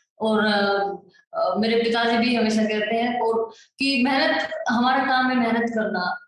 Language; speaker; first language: Hindi; native; Hindi